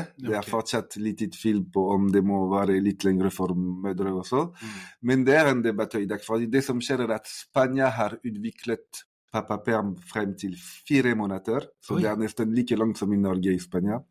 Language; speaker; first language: Norwegian; non-native, fluent; French